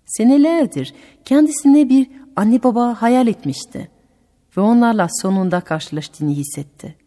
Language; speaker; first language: Turkish; non-native, fluent; French